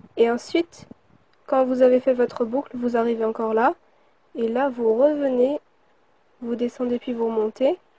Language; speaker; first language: French; early bilingual, other home language; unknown